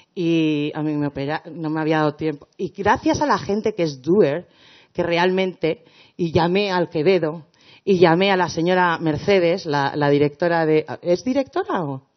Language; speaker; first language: Spanish; native; Spanish